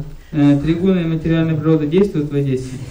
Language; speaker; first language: Russian; native; Russian